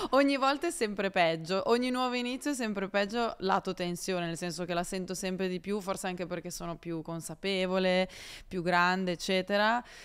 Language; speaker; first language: Italian; native; Italian